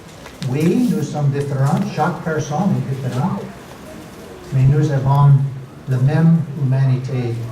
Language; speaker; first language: French; non-native, learner; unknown